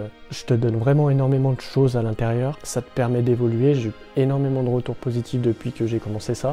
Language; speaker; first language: French; native; French